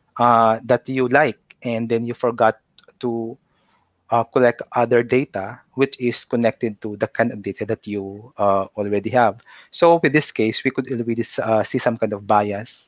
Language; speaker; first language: English; non-native, local second language; Cebuano